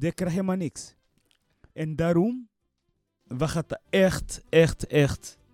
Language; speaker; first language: Dutch; non-native, learner; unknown